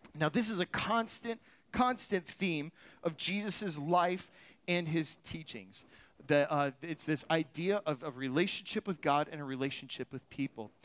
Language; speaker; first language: English; native; English